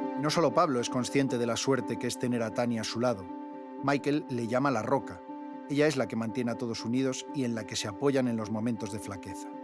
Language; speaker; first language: Spanish; native; Spanish